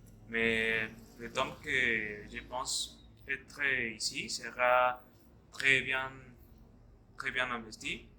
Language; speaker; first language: French; non-native, learner; Spanish